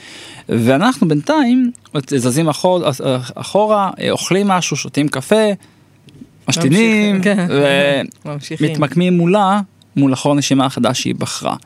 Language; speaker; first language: Hebrew; native; Hebrew